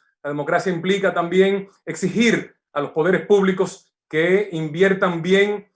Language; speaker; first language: Spanish; native; Spanish